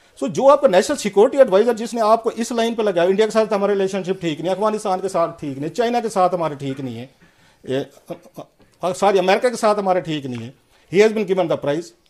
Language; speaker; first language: Hindi; native; Hindi